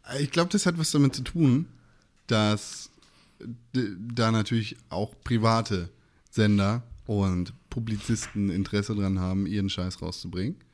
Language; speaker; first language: German; native; German